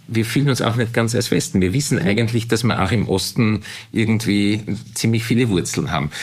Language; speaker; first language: German; early bilingual, heritage; German